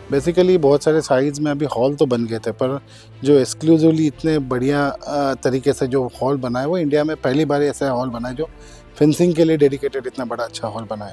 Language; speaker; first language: Hindi; non-native, local second language; Marathi